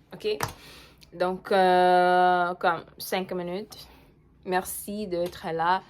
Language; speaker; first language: French; non-native, fluent; Portuguese